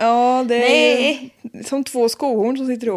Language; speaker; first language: Swedish; native; Swedish